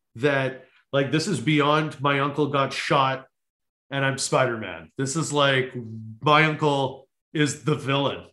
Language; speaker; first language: English; native; English